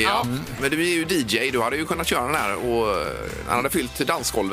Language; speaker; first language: Swedish; native; Swedish